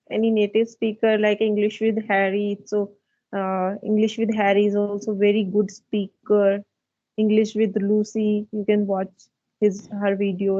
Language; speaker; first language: English; non-native, fluent; Hindi